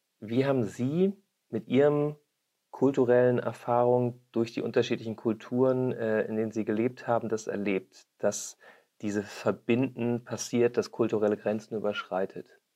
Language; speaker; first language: German; native; German